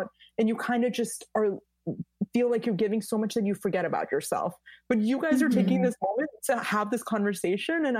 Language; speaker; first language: English; native; English